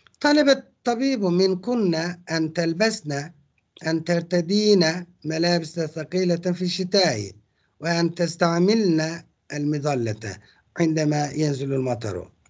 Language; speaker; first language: Arabic; non-native, fluent; Turkish